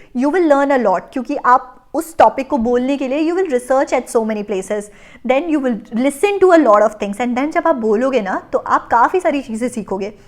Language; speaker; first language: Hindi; native; Hindi